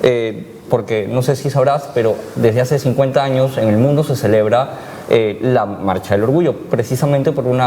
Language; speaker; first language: Spanish; native; Spanish